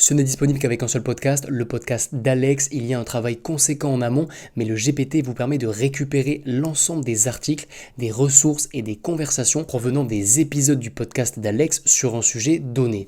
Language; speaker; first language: French; native; French